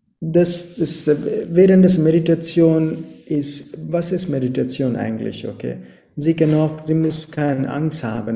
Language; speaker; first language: German; non-native, fluent; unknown